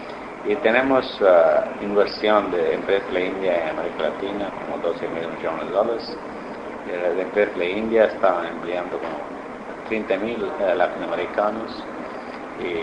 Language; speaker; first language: Spanish; non-native, learner; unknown